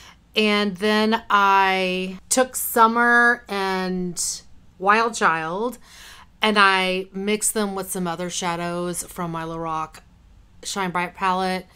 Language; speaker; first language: English; native; English